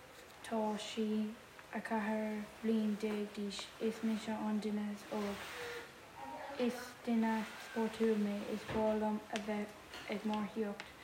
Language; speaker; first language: Irish; non-native, local second language; English